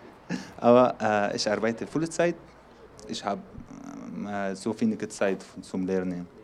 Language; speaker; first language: German; non-native, learner; Arabic